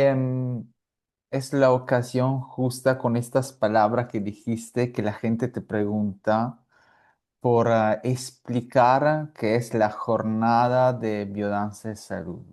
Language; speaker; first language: Spanish; non-native, fluent; Italian